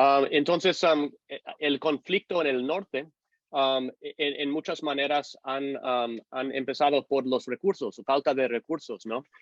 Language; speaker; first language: Spanish; non-native, fluent; English